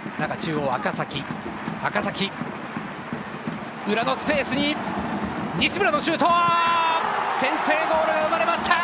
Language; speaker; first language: Japanese; native; Japanese